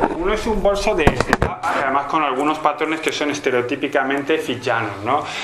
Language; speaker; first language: Spanish; native; Spanish